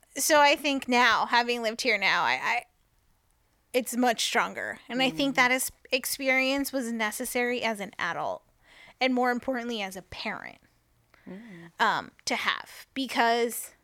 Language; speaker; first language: English; early bilingual, other home language; Spanish